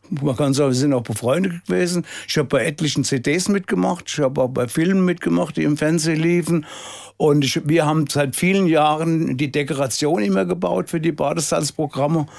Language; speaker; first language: German; native; German